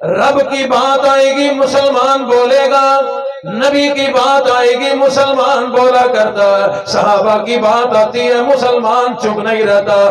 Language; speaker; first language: Urdu; non-native, local second language; Saraiki